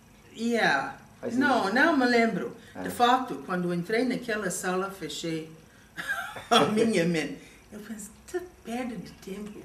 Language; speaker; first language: Portuguese; non-native, fluent; English